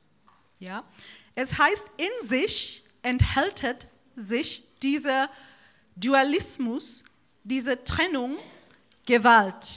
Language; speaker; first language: German; non-native, fluent; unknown